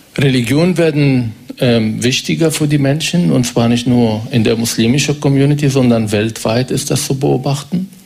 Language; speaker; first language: German; non-native, fluent; Arabic